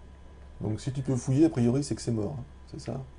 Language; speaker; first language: French; native; French